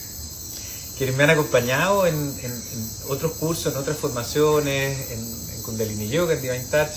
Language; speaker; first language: Spanish; native; Spanish